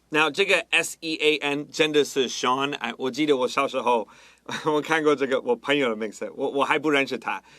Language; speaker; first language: Chinese; non-native, fluent; English